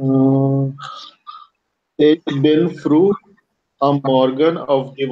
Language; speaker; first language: German; non-native, learner; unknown